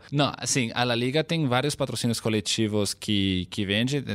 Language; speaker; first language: Portuguese; non-native, fluent; Catalan